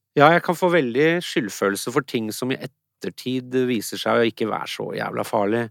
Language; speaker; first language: Norwegian; early bilingual, other home language; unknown